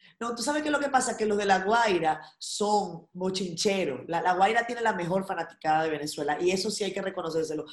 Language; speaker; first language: Spanish; native; Spanish